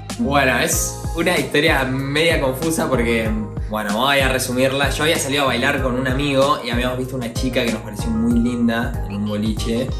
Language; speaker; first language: Spanish; native; Spanish